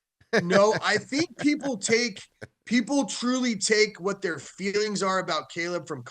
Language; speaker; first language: English; native; English